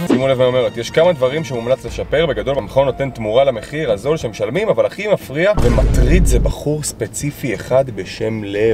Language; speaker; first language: Hebrew; native; Hebrew